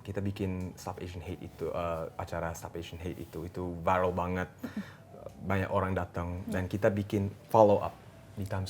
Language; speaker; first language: Indonesian; early bilingual, heritage; English